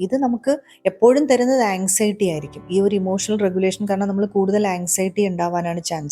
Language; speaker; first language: Malayalam; native; Malayalam